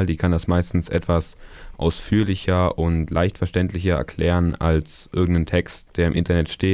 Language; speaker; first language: German; native; German